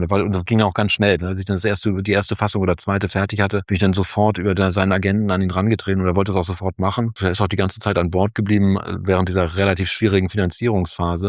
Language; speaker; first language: German; native; German